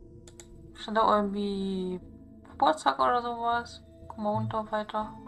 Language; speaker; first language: German; native; German